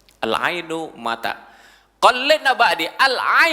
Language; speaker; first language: Arabic; non-native, fluent; Indonesian